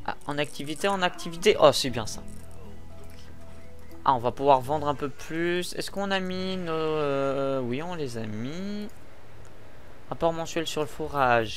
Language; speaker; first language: French; native; French